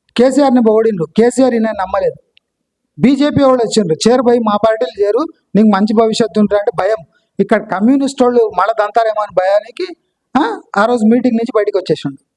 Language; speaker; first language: Telugu; non-native, local second language; Kannada